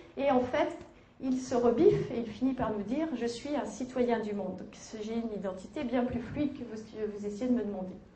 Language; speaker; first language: French; native; French